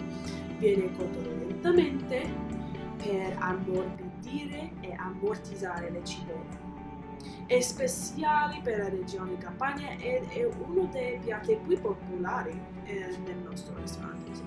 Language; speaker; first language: Italian; non-native, learner; English